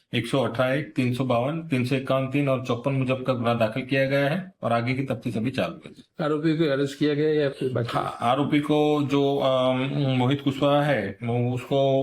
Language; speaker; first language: Hindi; non-native, local second language; Gujarati